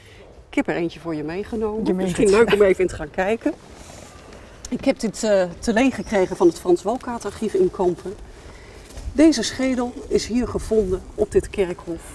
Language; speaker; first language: Dutch; native; Dutch